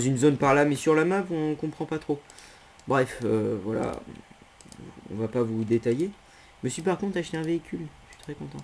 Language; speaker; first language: French; native; French